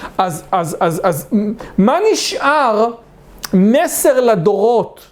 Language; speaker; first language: Hebrew; native; Hebrew